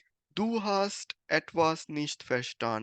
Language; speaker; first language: German; non-native, fluent; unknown